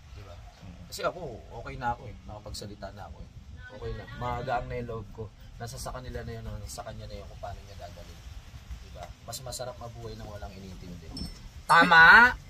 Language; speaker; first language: Filipino; non-native, local second language; Hiligaynon